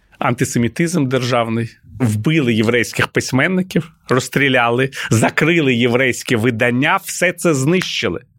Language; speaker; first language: Ukrainian; non-native, local second language; Russian